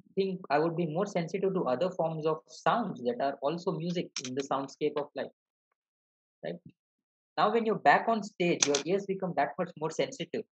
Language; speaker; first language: English; non-native, local second language; Malayalam